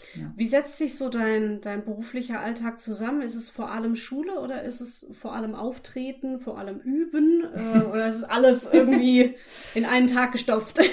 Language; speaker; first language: German; native; German